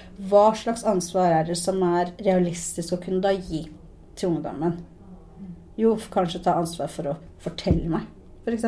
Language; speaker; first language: Norwegian; early bilingual, other home language; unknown